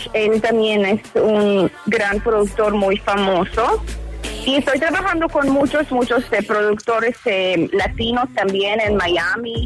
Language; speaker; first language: Spanish; early bilingual, heritage; Hebrew